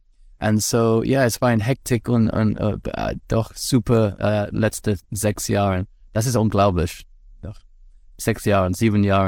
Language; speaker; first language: German; non-native, learner; English